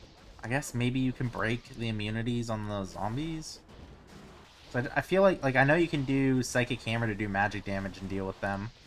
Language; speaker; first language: English; native; English